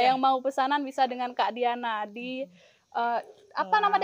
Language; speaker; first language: Indonesian; native; Indonesian